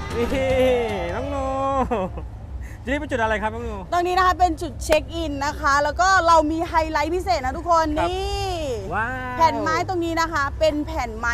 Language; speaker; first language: Thai; native; Thai